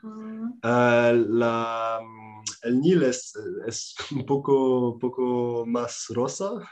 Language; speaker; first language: Spanish; non-native, learner; French